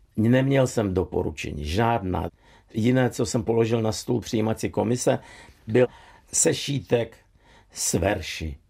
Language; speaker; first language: Czech; non-native, fluent; Russian